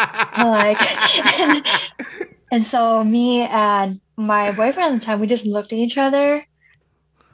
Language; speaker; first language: English; early bilingual, other home language; Cebuano